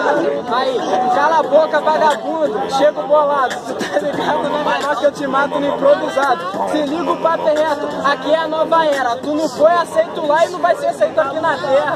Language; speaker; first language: Portuguese; native; Portuguese